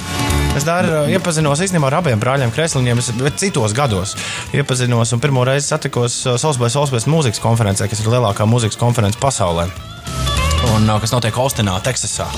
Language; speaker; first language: Latvian; native; Latvian